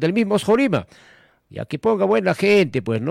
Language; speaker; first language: Spanish; native; Spanish